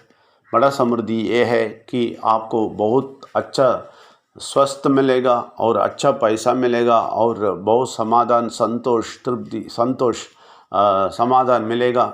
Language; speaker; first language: Hindi; non-native, local second language; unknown